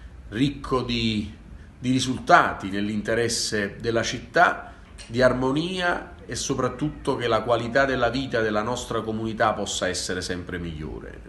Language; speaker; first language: Italian; native; Italian